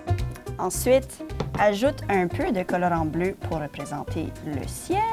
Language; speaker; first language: French; native; French